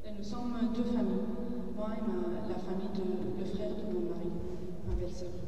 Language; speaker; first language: French; non-native, learner; Arabic